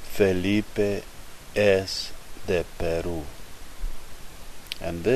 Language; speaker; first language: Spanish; non-native, fluent; English